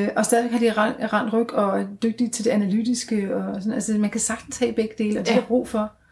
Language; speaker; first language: Danish; native; Danish